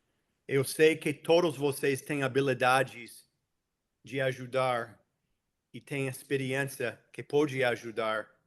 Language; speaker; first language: Portuguese; non-native, fluent; English